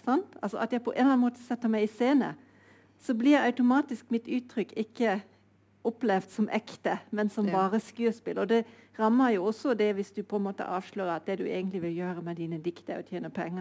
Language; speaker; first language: Norwegian; native; Norwegian